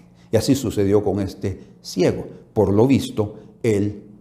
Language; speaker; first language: Spanish; native; Spanish